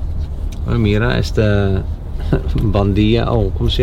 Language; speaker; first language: Spanish; non-native, learner; English